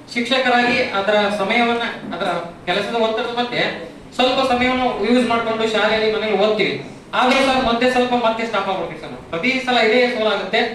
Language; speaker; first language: Kannada; native; Kannada